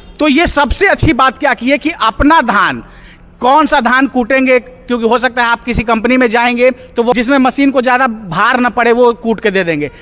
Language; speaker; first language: Hindi; native; Hindi